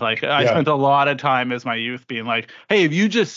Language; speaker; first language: English; native; English